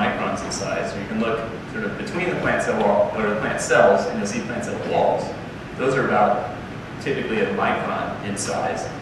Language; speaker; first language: English; native; English